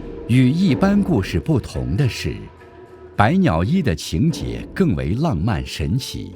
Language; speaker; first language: Chinese; native; Chinese